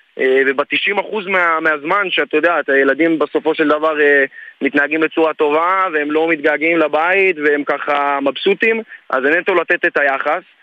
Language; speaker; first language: Hebrew; native; Hebrew